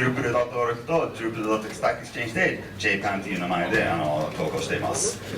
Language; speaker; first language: Japanese; non-native, fluent; English